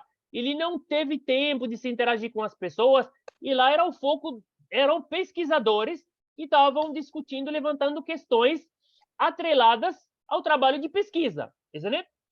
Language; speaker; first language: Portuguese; non-native, fluent; Arabic